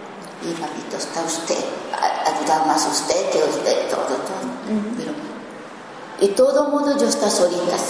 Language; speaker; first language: Spanish; non-native, learner; Japanese